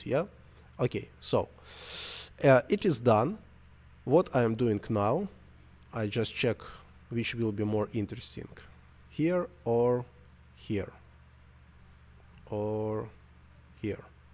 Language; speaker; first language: English; non-native, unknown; Russian